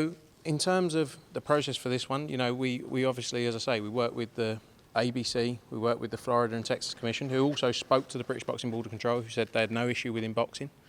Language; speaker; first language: English; native; English